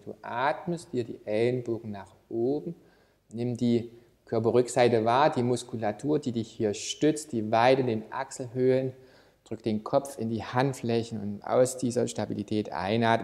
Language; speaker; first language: German; native; German